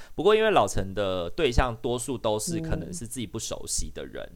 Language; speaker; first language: Chinese; non-native, local second language; Min Nan Chinese